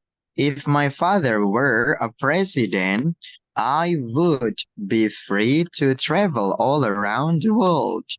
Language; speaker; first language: English; non-native, fluent; Indonesian